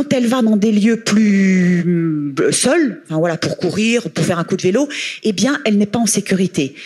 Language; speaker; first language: French; native; French